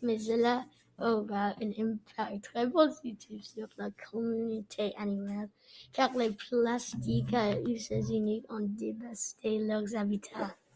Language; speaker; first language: French; non-native, learner; English